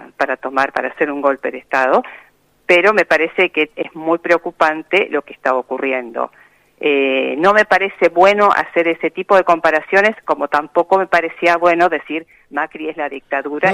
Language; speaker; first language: Spanish; native; Spanish